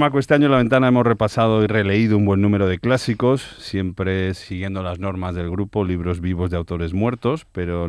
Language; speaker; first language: Spanish; native; Spanish